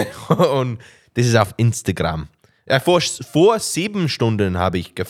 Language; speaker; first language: German; non-native, learner; English